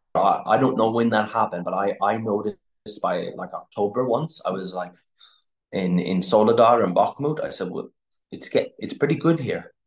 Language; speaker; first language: English; native; English